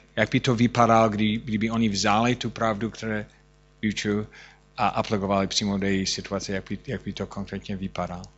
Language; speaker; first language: Czech; non-native, fluent; English